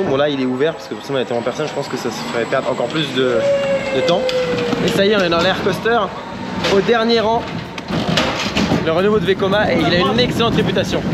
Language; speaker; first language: French; native; French